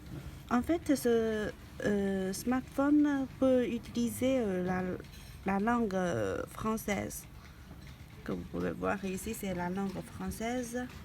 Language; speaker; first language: French; non-native, learner; Chinese